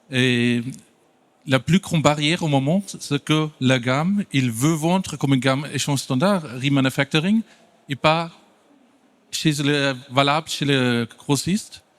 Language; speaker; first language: French; non-native, fluent; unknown